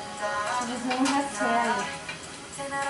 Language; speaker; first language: Portuguese; non-native, fluent; French